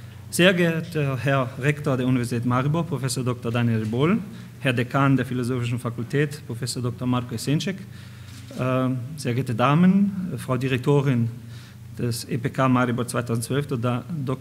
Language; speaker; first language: German; non-native, fluent; Slovenian